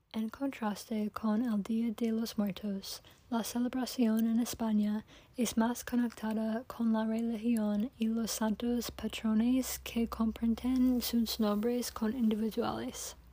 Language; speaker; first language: Spanish; non-native, learner; English